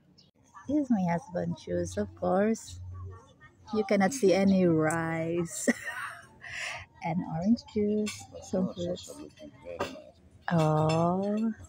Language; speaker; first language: English; non-native, learner; Filipino